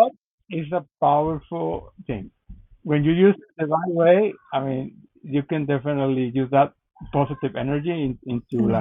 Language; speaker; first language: English; non-native, fluent; Spanish